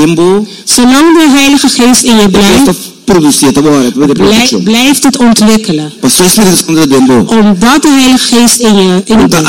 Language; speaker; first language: Dutch; non-native, local second language; Papiamento